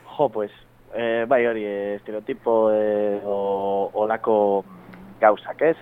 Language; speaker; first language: Basque; non-native, fluent; Galician